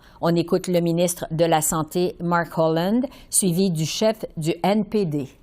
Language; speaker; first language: French; native; French